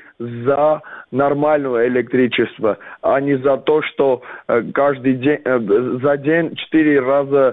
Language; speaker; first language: Russian; non-native, fluent; Armenian